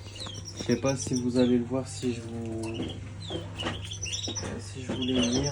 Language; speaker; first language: French; native; French